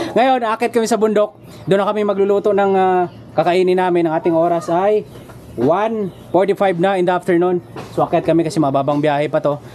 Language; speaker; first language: Filipino; non-native, local second language; Cebuano